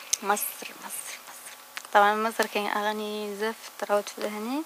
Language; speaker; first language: Arabic; native; Arabic